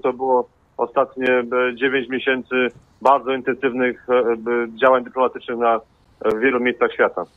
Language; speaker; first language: Polish; native; Polish